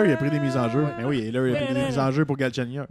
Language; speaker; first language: French; native; French